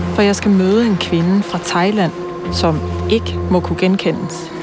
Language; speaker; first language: Danish; non-native, fluent; Thai